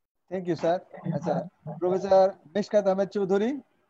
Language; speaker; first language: English; non-native, local second language; Bangla